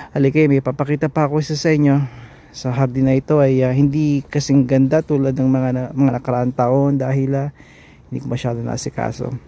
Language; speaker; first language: Filipino; native; Filipino